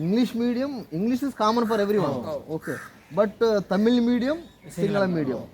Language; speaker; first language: English; non-native, learner; Telugu